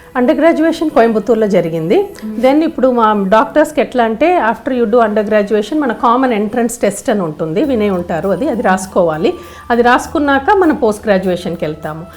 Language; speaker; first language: Telugu; native; Telugu